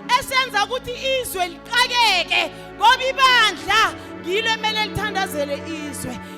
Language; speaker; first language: Zulu; non-native, local second language; South Ndebele